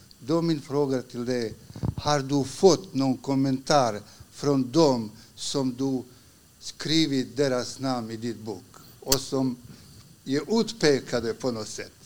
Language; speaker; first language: Swedish; non-native, fluent; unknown